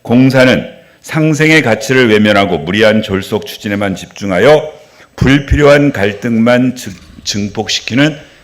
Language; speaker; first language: Korean; native; Korean